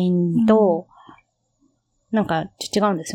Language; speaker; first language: Japanese; native; Japanese